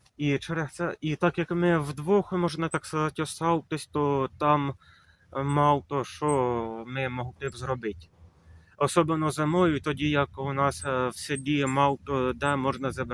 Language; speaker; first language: Ukrainian; native; Ukrainian